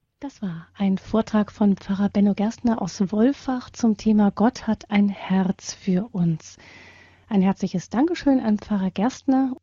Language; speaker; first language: German; native; German